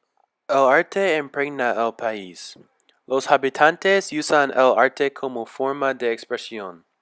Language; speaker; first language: Spanish; non-native, learner; English